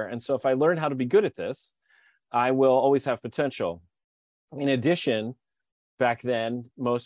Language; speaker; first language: English; native; English